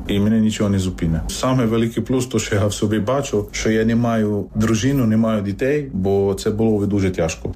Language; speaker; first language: Ukrainian; non-native, fluent; Arabic